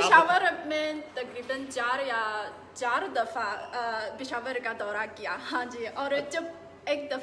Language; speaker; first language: Hindi; non-native, fluent; Chinese